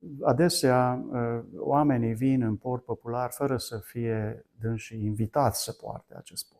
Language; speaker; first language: Romanian; non-native, local second language; Hungarian